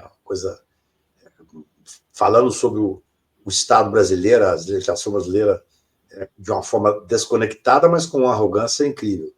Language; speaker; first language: Portuguese; native; Portuguese